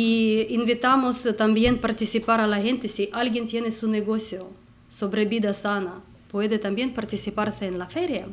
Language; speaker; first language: Spanish; non-native, learner; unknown